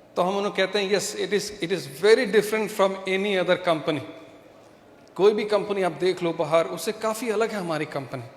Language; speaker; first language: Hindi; non-native, local second language; Malayalam